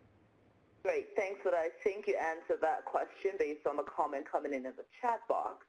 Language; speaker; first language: English; native; English